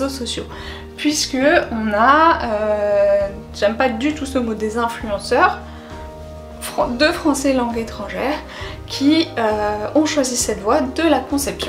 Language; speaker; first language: French; native; French